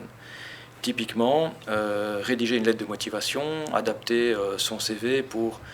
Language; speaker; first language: French; native; French